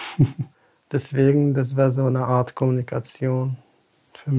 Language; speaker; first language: German; non-native, fluent; Tamasheq